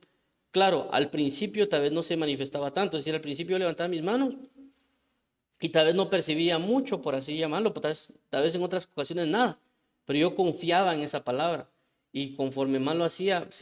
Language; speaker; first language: Spanish; native; Spanish